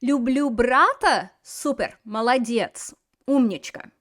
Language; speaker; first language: Russian; non-native, fluent; English